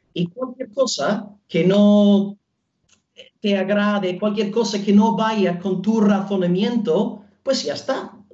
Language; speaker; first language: Spanish; non-native, fluent; English